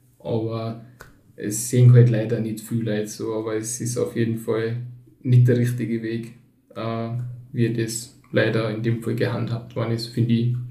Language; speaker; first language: German; early bilingual, other home language; Turkish